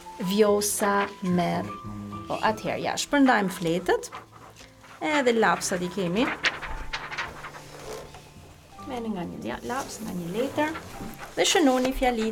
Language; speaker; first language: Albanian; native; Albanian